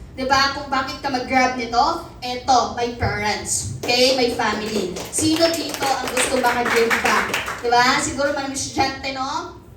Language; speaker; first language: Filipino; non-native, local second language; Cebuano